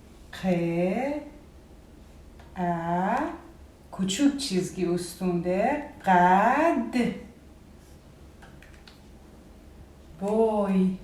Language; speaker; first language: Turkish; non-native, fluent; Persian